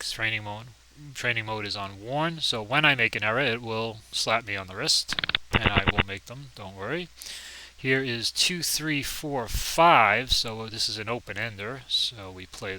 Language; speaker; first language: English; native; English